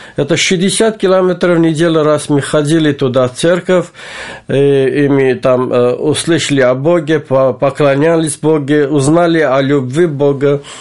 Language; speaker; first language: Russian; non-native, local second language; Armenian